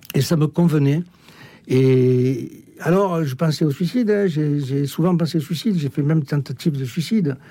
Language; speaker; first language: French; native; French